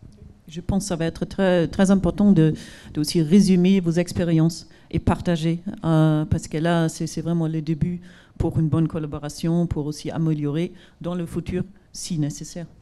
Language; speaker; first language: French; non-native, fluent; German